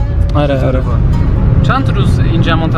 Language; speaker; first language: Persian; non-native, learner; Polish